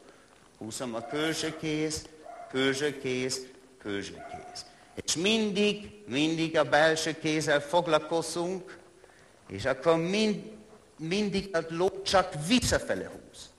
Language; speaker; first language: Hungarian; non-native, learner; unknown